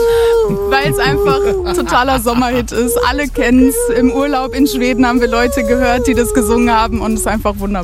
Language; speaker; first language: German; native; German